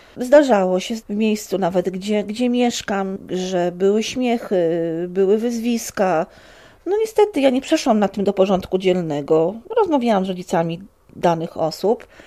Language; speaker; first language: Polish; native; Polish